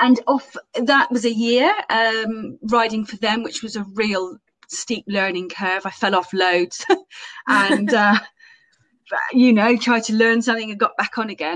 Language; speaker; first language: English; native; English